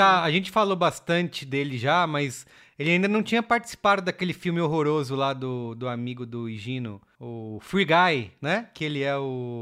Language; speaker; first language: Portuguese; native; Portuguese